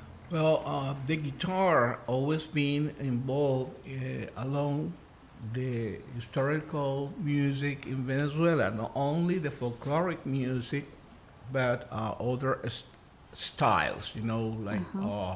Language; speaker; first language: English; non-native, fluent; Spanish